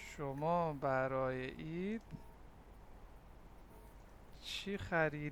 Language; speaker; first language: Persian; non-native, fluent; Urdu